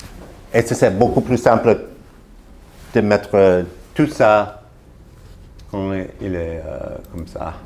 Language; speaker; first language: French; non-native, learner; English